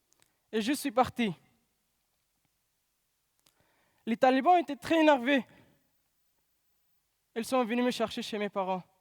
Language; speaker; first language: French; non-native, learner; Pashto